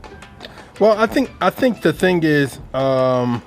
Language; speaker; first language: English; native; English